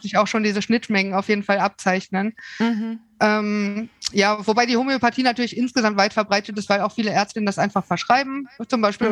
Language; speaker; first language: German; native; German